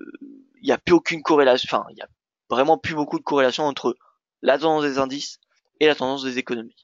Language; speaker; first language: French; native; French